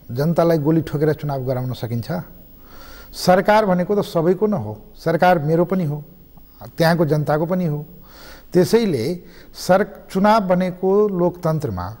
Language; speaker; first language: Nepali; non-native, local second language; Maithili